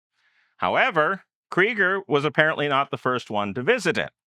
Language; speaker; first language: English; native; English